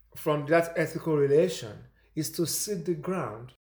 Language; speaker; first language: English; non-native, local second language; Igbo